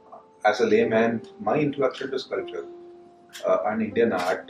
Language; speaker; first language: English; non-native, local second language; Tamil